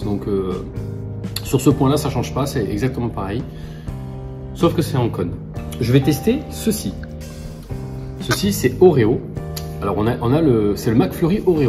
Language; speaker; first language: French; native; French